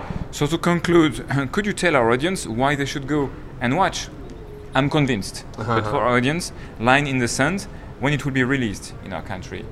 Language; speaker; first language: English; non-native, fluent; French